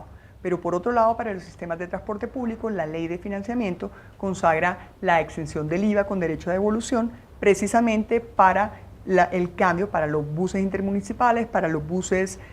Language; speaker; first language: Spanish; native; Spanish